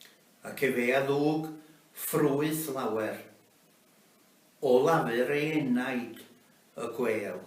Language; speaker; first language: Welsh; native; Welsh